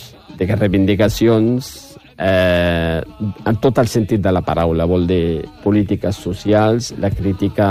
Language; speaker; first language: Catalan; non-native, fluent; Riffian